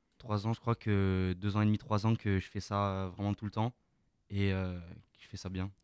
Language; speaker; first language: French; native; French